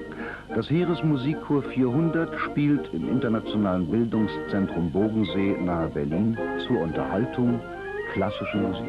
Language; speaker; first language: German; native; German